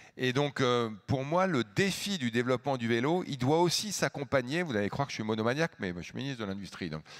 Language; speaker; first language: French; native; French